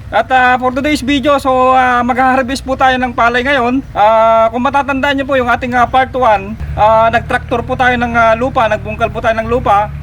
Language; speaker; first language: Filipino; non-native, local second language; Iloko